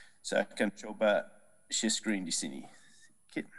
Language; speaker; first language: Indonesian; non-native, learner; Dutch